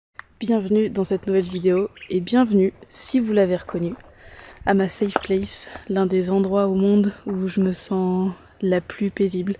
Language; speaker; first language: French; native; French